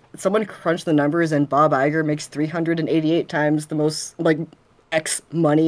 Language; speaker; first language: English; native; English